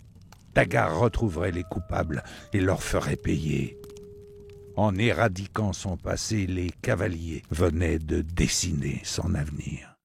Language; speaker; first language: French; native; French